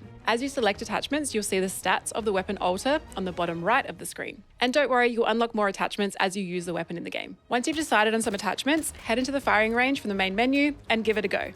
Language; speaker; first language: English; native; English